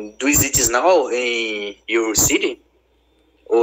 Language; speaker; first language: English; non-native, learner; Portuguese